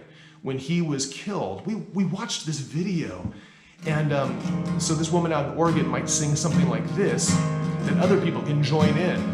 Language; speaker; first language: English; native; English